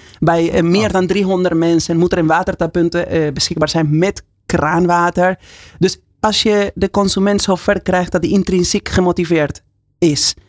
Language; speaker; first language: Dutch; non-native, fluent; Spanish